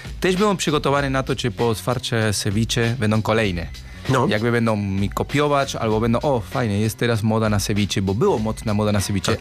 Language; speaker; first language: Polish; non-native, learner; Spanish